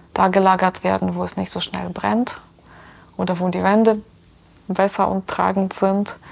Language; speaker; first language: German; non-native, fluent; Ukrainian